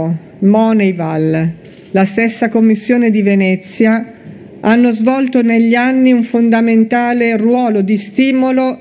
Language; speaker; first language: Italian; native; Italian